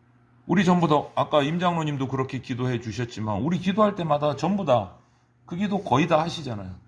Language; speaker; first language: Korean; native; Korean